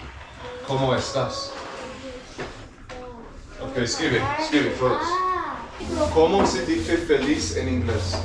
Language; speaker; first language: Spanish; non-native, learner; English